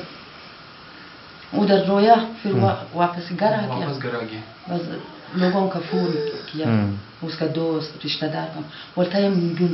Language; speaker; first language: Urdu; non-native, local second language; Hazaragi